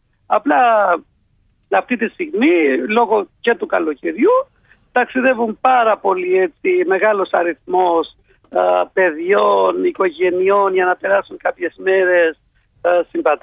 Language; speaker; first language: Greek; non-native, fluent; Albanian